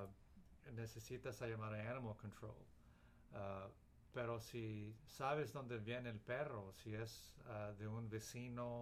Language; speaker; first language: Spanish; early bilingual, heritage; Spanish